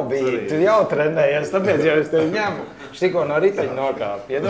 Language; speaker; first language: Latvian; native; Latvian